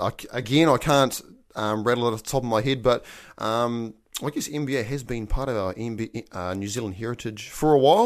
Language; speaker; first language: English; native; English